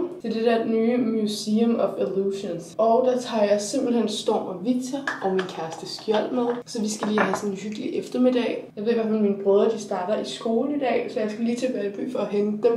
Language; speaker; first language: Danish; native; Danish